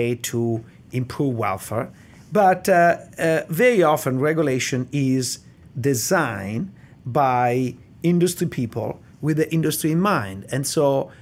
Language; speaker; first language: English; non-native, fluent; Italian